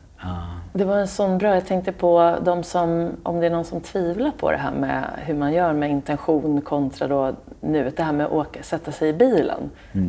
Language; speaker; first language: Swedish; native; Swedish